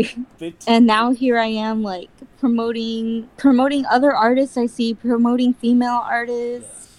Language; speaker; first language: English; early bilingual, other home language; Filipino